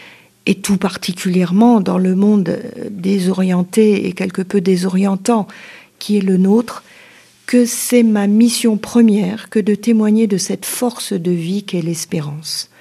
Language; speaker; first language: French; native; French